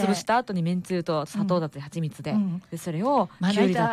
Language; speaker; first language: Japanese; native; Japanese